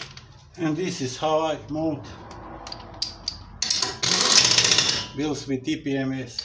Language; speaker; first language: English; non-native, learner; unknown